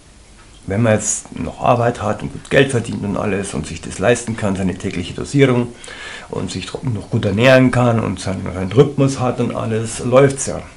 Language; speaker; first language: German; native; German